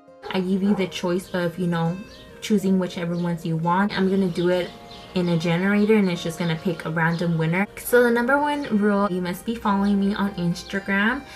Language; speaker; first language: English; early bilingual, other home language; Spanish